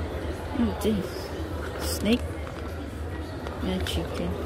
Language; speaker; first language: English; non-native, learner; Filipino